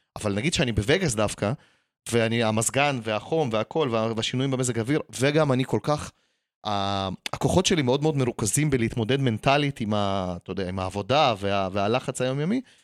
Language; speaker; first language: Hebrew; early bilingual, other home language; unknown